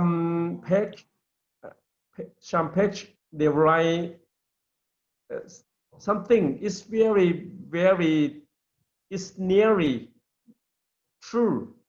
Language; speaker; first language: English; non-native, learner; Lao